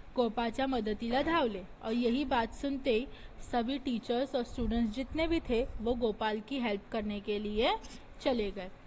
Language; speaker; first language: Hindi; non-native, local second language; Marathi